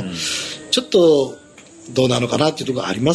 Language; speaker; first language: Japanese; native; Japanese